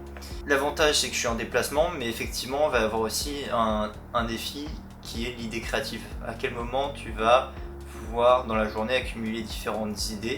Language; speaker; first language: French; native; French